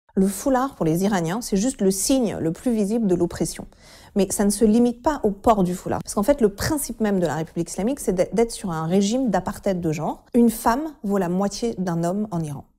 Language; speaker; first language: French; early bilingual, other home language; Persian